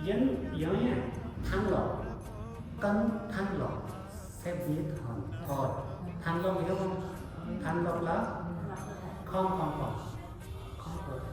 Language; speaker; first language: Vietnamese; non-native, learner; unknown